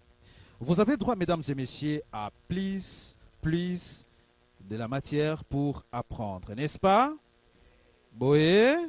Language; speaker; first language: French; non-native, local second language; Lingala